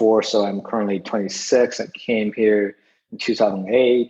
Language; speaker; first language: English; non-native, fluent; Chinese